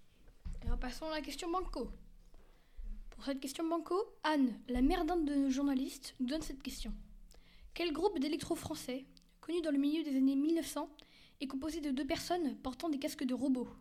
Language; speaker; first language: French; native; French